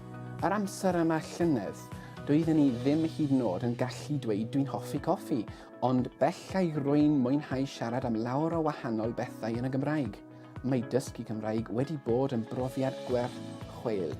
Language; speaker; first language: Welsh; non-native, learner; English